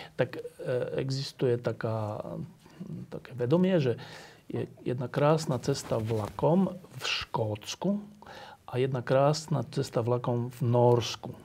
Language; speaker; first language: Slovak; native; Slovak